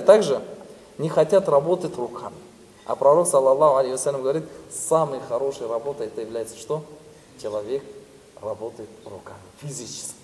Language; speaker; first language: Russian; non-native, fluent; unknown